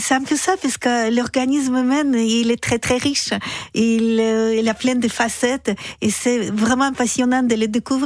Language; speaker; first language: French; non-native, fluent; Russian